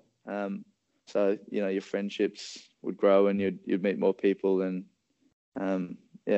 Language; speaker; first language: English; native; English